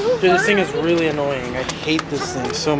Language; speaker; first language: English; native; English